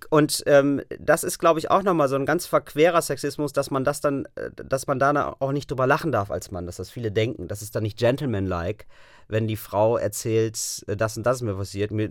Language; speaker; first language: German; native; German